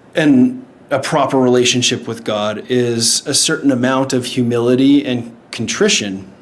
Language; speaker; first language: English; native; English